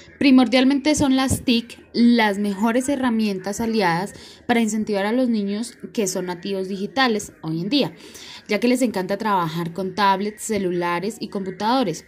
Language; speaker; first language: Spanish; native; Spanish